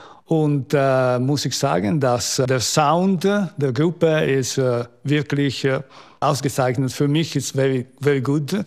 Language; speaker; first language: German; non-native, local second language; Italian